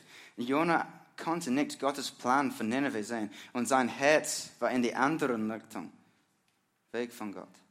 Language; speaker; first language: German; non-native, learner; English